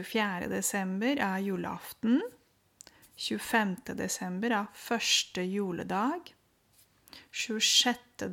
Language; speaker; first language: Norwegian; non-native, fluent; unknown